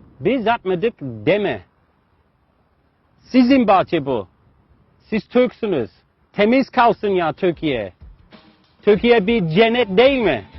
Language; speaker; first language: Turkish; non-native, fluent; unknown